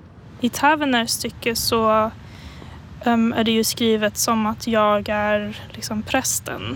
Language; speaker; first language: Swedish; native; Swedish